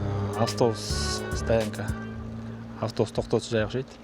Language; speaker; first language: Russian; non-native, local second language; Kyrgyz